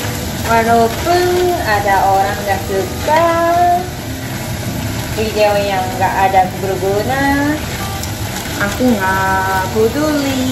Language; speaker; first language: Indonesian; non-native, learner; Japanese